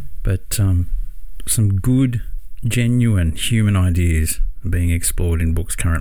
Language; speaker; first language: English; native; English